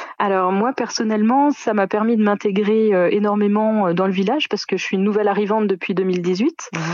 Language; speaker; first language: French; native; French